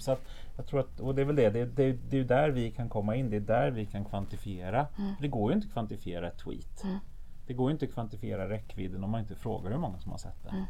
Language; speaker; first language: Swedish; native; Swedish